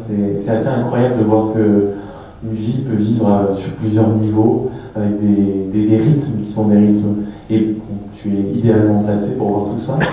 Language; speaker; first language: French; native; French